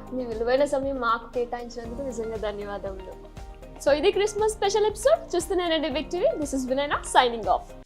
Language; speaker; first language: Telugu; native; Telugu